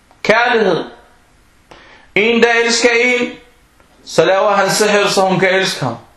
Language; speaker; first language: Danish; non-native, fluent; Arabic